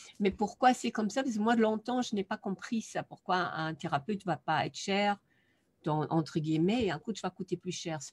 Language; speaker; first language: French; non-native, fluent; German